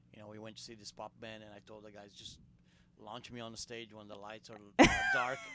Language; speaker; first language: English; non-native, fluent; Portuguese